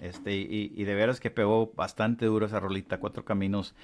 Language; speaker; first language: Spanish; early bilingual, heritage; Spanish